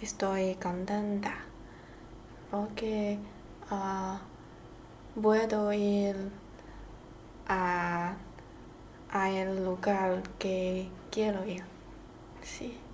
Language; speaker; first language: Spanish; non-native, learner; Chinese